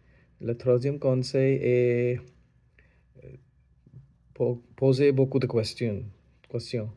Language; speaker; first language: French; non-native, learner; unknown